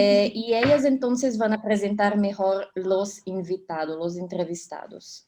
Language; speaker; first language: Spanish; non-native, fluent; Portuguese